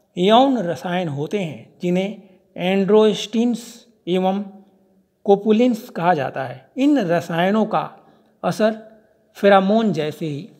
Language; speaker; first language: Hindi; native; Hindi